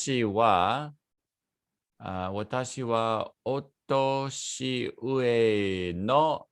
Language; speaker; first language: Japanese; non-native, learner; English